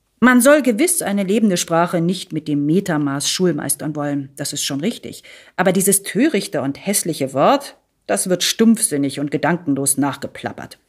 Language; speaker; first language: German; early bilingual, other home language; Italian